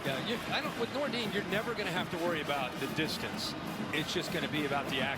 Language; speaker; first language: English; native; English